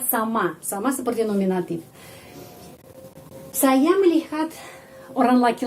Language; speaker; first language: Indonesian; non-native, fluent; Russian